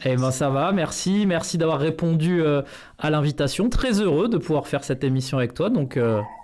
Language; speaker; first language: French; native; French